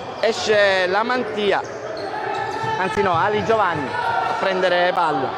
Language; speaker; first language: Italian; native; Italian